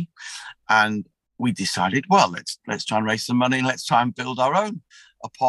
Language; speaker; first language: English; native; English